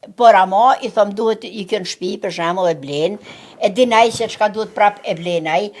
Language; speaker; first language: Albanian; native; Albanian